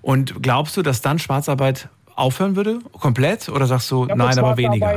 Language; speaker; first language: German; native; German